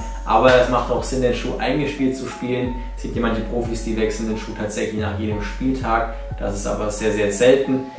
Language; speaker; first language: German; native; German